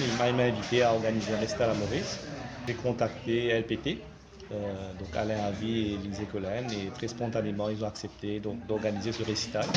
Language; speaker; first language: French; non-native, local second language; Morisyen